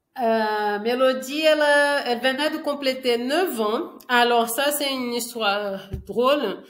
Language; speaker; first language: French; non-native, fluent; Portuguese